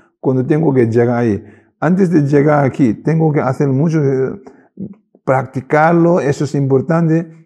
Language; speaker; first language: Spanish; non-native, learner; Tibetan